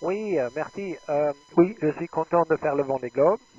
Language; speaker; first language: French; non-native, fluent; German